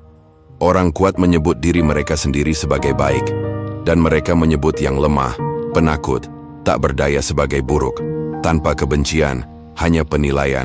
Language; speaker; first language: Indonesian; native; Indonesian